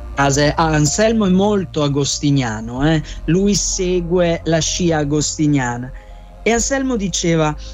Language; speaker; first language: Italian; native; Italian